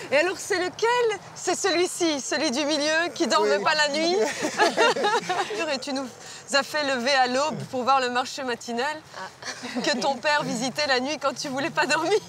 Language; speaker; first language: French; native; French